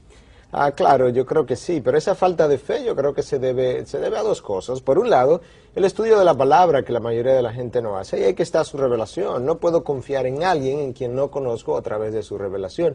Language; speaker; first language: Spanish; native; Spanish